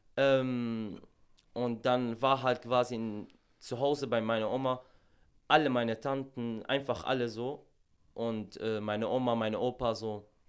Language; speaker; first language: German; non-native, fluent; Arabic